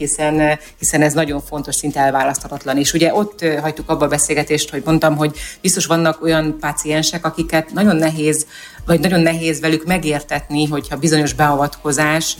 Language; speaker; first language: Hungarian; native; Hungarian